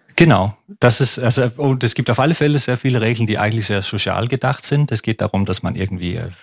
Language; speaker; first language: German; non-native, fluent; Danish